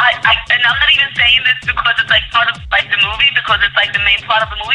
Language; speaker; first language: English; early bilingual, other home language; Spanish